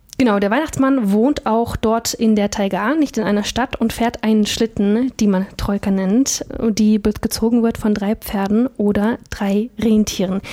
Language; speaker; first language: German; early bilingual, other home language; Russian